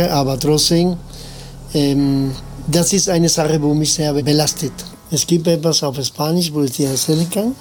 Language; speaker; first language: German; non-native, fluent; Spanish